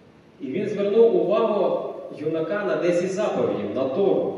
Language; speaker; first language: Czech; non-native, learner; Ukrainian